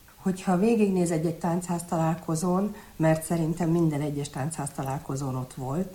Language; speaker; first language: Hungarian; native; Hungarian